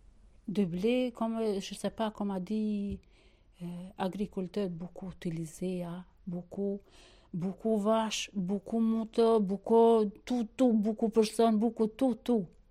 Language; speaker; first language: French; non-native, learner; Albanian